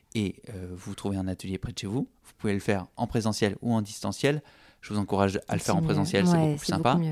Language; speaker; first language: French; native; French